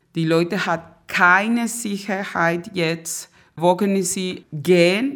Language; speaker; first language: German; non-native, fluent; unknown